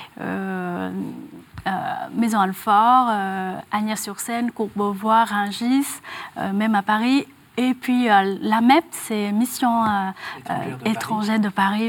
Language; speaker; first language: French; non-native, fluent; Vietnamese